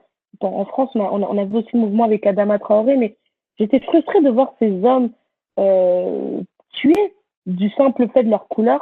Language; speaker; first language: French; native; French